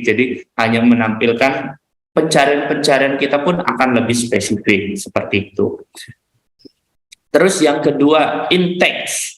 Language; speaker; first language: Indonesian; native; Indonesian